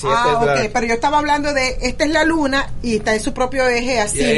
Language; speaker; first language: Spanish; native; Spanish